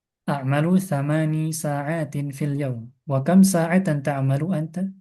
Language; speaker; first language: Arabic; non-native, fluent; Indonesian